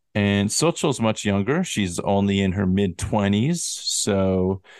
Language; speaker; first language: English; native; English